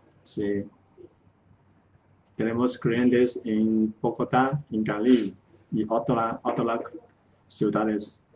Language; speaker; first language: Spanish; non-native, learner; Chinese